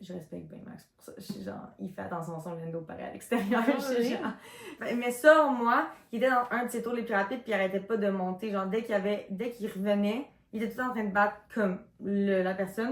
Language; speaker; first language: French; native; French